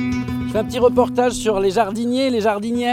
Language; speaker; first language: French; native; French